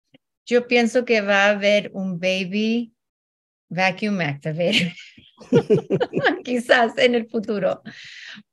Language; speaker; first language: Spanish; early bilingual, heritage; Spanish